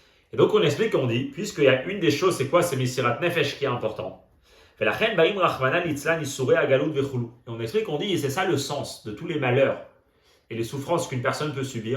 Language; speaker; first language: French; native; French